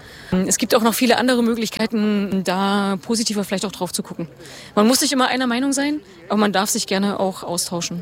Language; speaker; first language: German; native; German